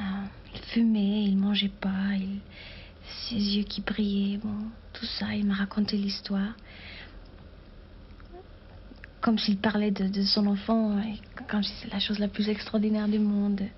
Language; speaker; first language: French; non-native, fluent; German